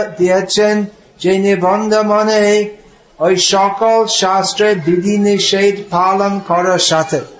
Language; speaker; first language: Bangla; non-native, fluent; English